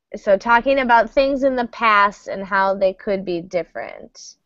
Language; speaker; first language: English; native; English